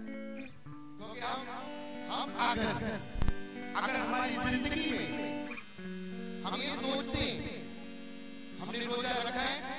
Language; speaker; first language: Hindi; non-native, local second language; Punjabi